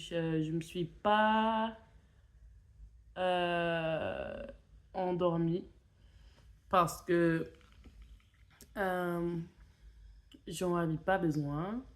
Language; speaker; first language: French; non-native, fluent; English